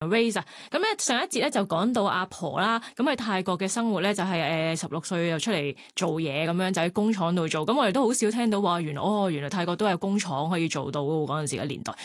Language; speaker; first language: Cantonese; native; Cantonese